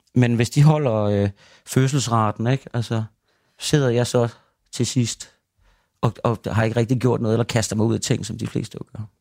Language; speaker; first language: Danish; native; Danish